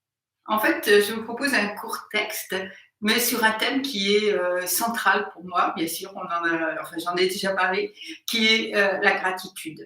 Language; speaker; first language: French; native; French